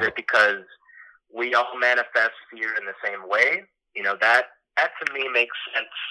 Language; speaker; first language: English; native; English